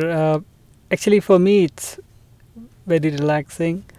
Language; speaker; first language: English; non-native, local second language; Telugu